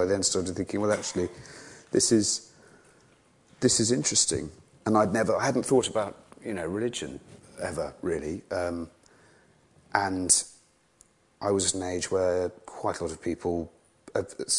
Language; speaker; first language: English; native; English